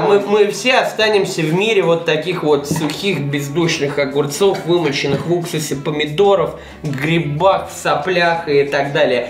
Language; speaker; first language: Russian; native; Russian